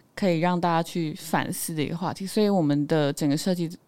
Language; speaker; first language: Chinese; non-native, local second language; Hakka Chinese